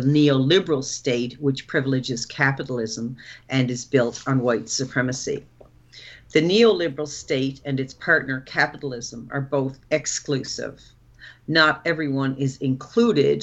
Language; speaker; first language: English; native; English